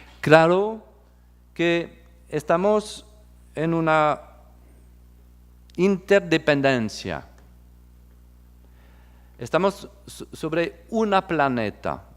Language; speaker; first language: Spanish; non-native, fluent; French